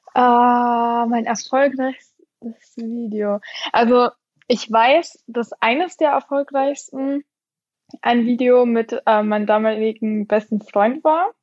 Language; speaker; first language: German; native; German